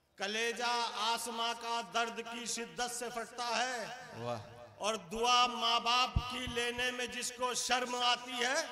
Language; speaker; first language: Urdu; native; Urdu